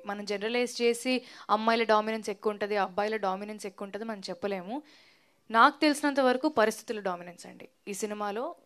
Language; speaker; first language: Telugu; native; Telugu